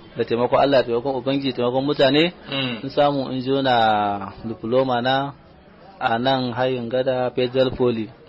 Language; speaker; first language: Hausa; native; Hausa